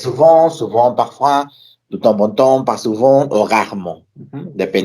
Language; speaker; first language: French; non-native, fluent; Spanish